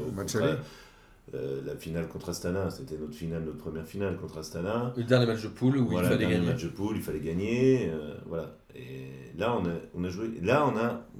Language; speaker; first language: French; native; French